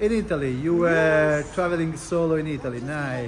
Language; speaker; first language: English; non-native, fluent; Italian